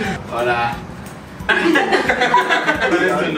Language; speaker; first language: Spanish; non-native, learner; English